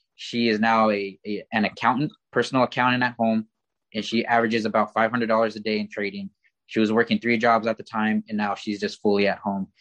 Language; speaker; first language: English; native; English